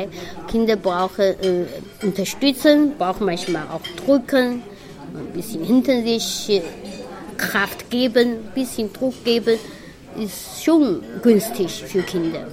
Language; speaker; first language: German; non-native, learner; Chinese